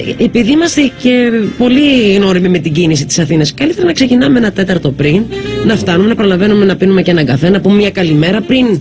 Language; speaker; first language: Greek; early bilingual, heritage; Greek